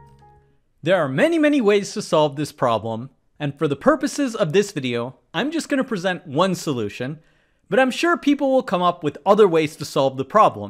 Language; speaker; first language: English; native; English